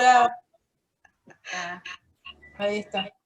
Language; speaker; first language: Spanish; native; Spanish